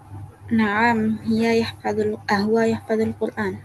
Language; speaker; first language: Arabic; non-native, learner; Indonesian